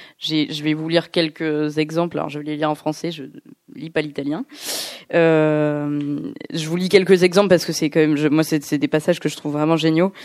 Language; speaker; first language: French; native; French